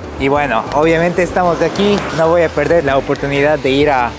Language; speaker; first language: Spanish; native; Spanish